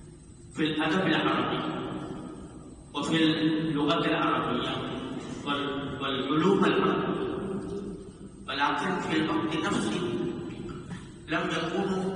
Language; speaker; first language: Arabic; non-native, fluent; Urdu